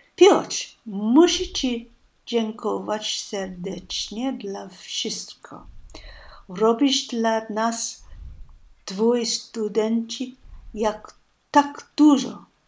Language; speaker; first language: Polish; non-native, learner; English